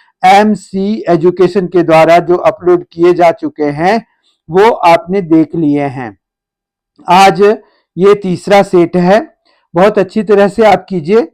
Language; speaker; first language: Hindi; native; Hindi